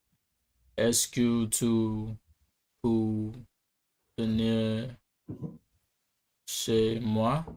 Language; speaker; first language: French; non-native, learner; English